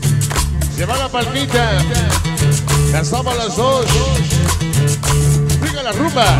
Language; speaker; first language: Spanish; native; Spanish